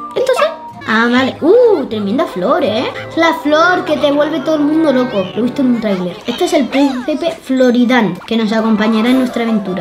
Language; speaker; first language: Spanish; native; Spanish